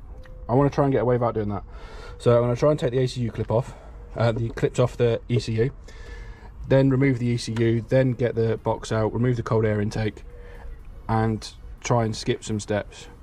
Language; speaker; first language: English; native; English